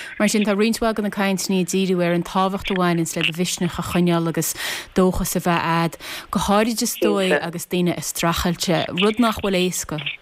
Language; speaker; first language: Irish; native; Irish